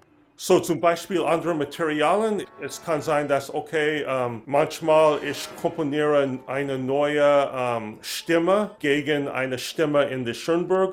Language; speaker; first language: German; non-native, learner; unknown